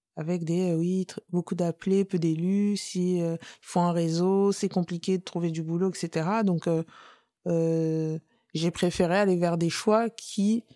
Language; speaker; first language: French; native; French